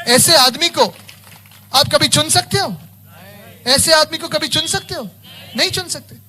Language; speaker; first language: Hindi; non-native, local second language; Marathi